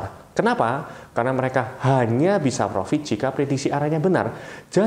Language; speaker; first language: Indonesian; native; Indonesian